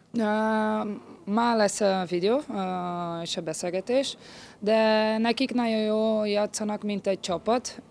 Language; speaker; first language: Hungarian; non-native, learner; Portuguese